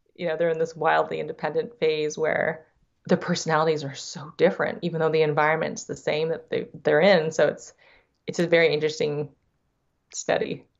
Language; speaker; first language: English; early bilingual, other home language; Thai